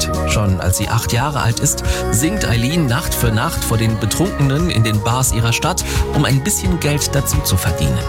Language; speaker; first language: German; native; German